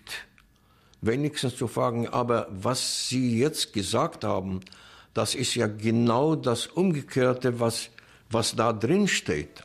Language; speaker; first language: German; non-native, fluent; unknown